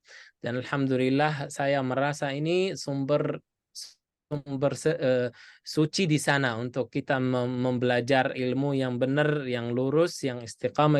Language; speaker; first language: Indonesian; non-native, fluent; Arabic